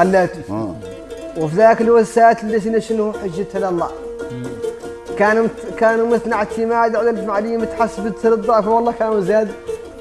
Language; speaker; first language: Arabic; native; Arabic